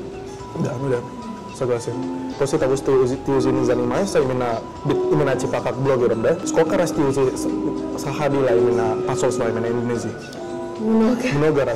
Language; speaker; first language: Russian; non-native, learner; Indonesian